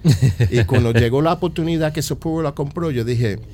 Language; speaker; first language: Spanish; early bilingual, heritage; Spanish